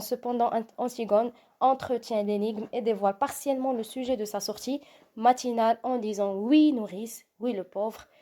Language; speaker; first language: French; non-native, local second language; Arabic